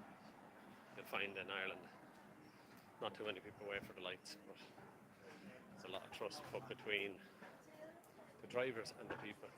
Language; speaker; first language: English; native; English